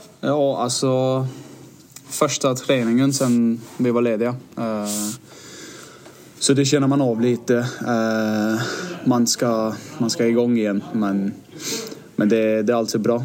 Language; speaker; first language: Swedish; non-native, fluent; Danish